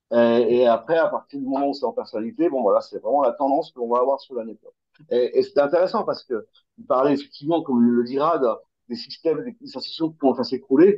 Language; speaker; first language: French; native; French